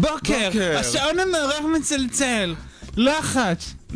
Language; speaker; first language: Hebrew; native; Hebrew